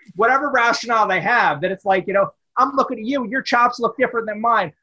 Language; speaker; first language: English; native; English